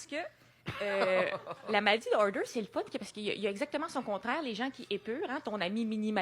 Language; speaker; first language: French; native; French